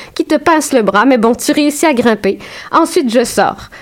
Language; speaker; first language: French; native; French